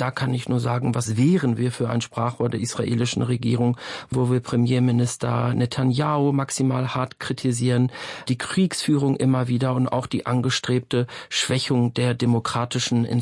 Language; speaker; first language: German; native; German